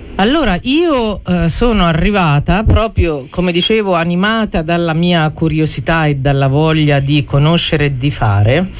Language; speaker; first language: Italian; native; Italian